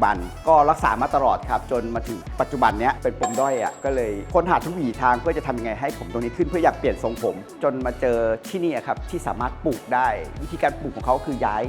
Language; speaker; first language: Thai; native; Thai